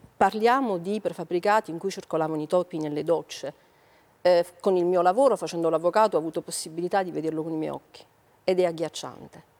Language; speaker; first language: Italian; native; Italian